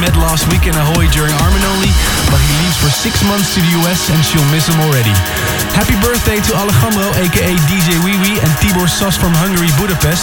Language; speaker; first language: English; non-native, fluent; Dutch